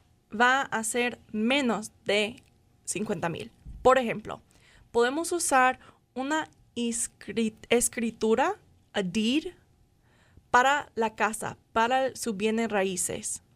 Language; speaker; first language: Spanish; non-native, learner; English